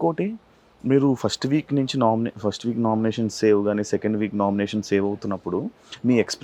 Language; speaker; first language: Telugu; native; Telugu